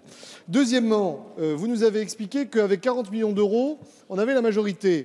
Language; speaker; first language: French; native; French